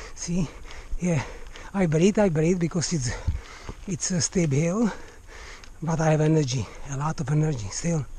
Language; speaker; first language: English; non-native, fluent; Czech